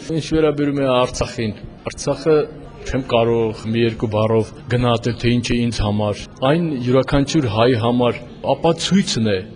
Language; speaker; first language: Armenian; native; Armenian